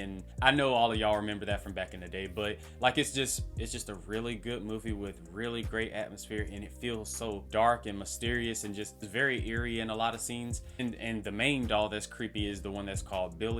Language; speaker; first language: English; native; English